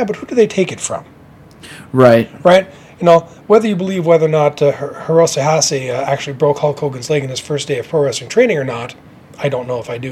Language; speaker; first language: English; native; English